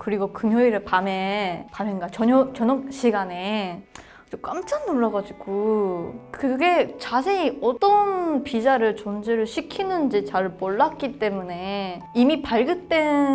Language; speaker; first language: Korean; non-native, fluent; Japanese